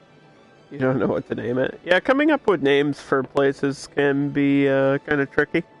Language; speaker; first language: English; native; English